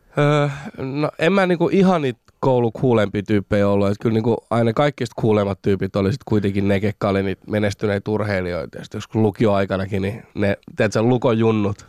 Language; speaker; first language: Finnish; early bilingual, other home language; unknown